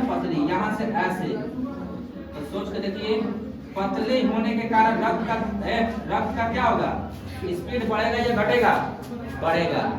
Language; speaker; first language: Hindi; native; Hindi